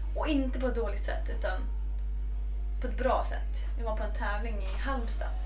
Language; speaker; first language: Swedish; non-native, fluent; Icelandic